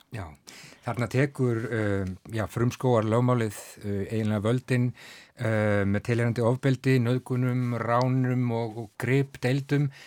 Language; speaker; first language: Icelandic; native; Icelandic